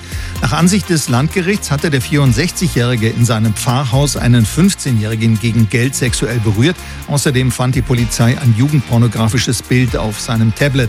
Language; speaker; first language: German; native; German